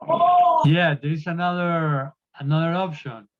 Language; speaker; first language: English; non-native, learner; Spanish